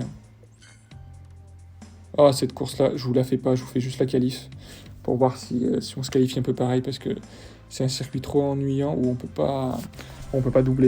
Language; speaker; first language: French; native; French